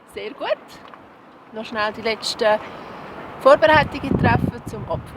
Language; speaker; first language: German; native; German